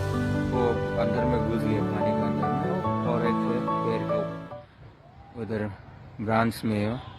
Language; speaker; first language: Hindi; non-native, local second language; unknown